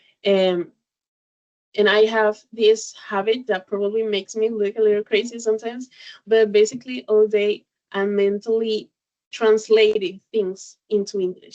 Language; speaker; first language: English; non-native, learner; Spanish